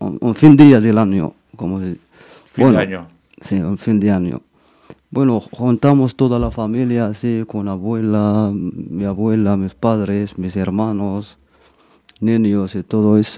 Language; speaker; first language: Spanish; non-native, fluent; Berber languages